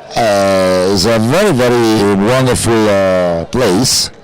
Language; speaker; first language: English; non-native, learner; Italian